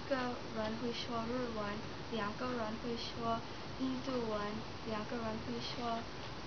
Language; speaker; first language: Chinese; early bilingual, heritage; Chinese